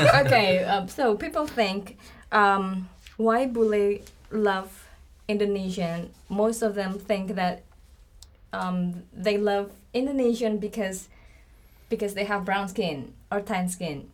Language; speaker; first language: English; non-native, learner; Indonesian